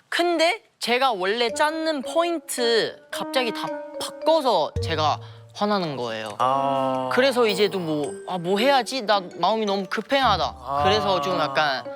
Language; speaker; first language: Korean; non-native, learner; Chinese